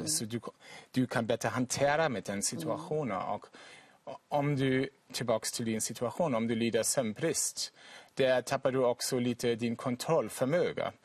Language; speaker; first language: Swedish; non-native, fluent; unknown